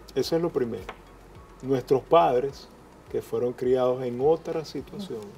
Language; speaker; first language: Spanish; native; Spanish